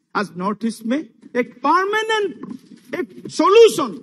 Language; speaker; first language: Hindi; non-native, local second language; Assamese